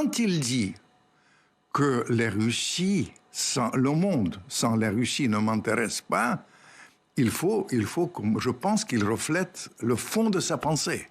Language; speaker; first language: French; non-native, fluent; Russian